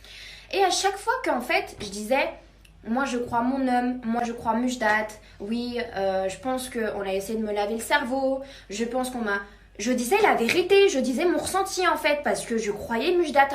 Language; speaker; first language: French; native; French